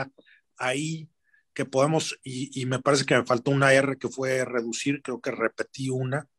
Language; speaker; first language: Spanish; native; Spanish